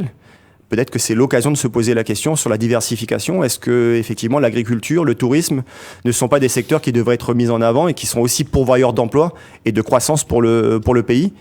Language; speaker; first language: French; native; French